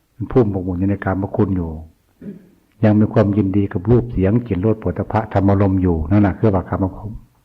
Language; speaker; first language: Thai; non-native, local second language; Northeastern Thai